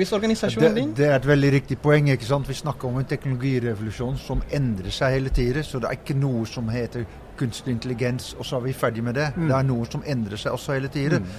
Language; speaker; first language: Norwegian; non-native, fluent; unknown